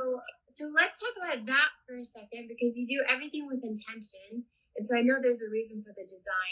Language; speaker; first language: English; native; English